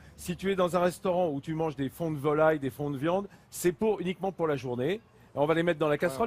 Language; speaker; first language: French; native; French